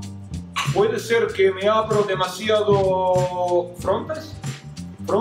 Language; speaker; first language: Spanish; non-native, fluent; Croatian